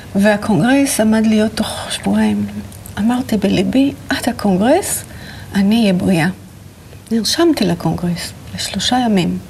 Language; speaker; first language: Hebrew; native; Hebrew